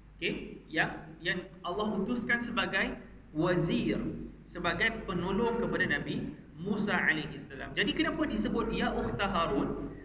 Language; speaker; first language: Malay; native; Malay